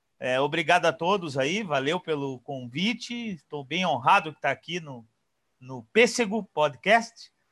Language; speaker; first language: Portuguese; native; Portuguese